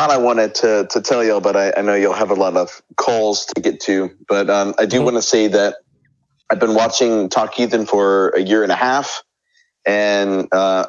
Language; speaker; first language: English; native; English